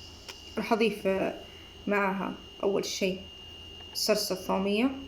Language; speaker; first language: Arabic; native; Arabic